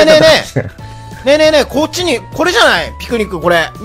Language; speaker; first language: Japanese; native; Japanese